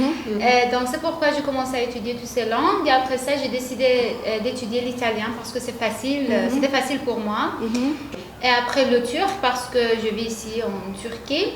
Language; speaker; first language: French; non-native, fluent; Arabic